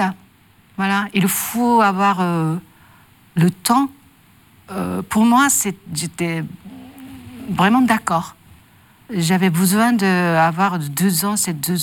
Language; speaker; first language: French; non-native, learner; Japanese